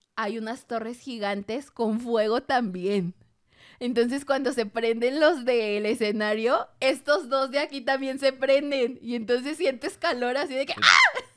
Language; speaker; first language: Spanish; native; Spanish